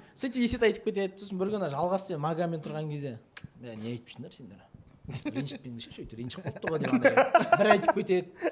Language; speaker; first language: Kazakh; native; Kazakh